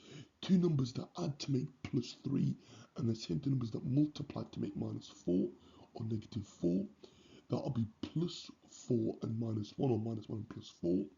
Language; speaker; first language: English; native; English